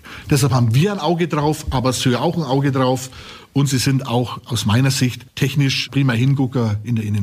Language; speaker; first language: German; native; German